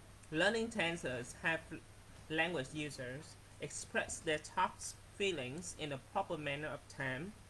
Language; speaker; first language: English; non-native, fluent; Vietnamese